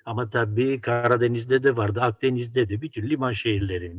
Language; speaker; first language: Turkish; non-native, local second language; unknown